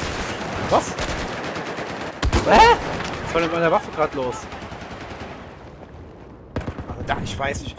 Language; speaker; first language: German; native; German